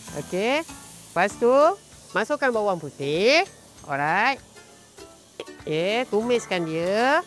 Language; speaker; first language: Malay; native; Malay